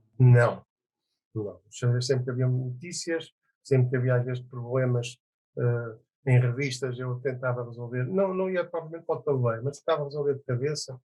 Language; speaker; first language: Portuguese; native; Portuguese